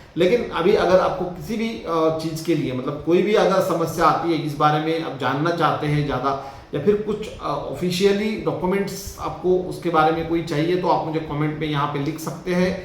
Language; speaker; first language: Hindi; non-native, local second language; Marathi